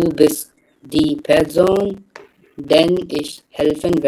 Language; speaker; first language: German; non-native, learner; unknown